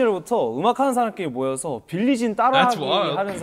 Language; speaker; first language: Korean; native; Korean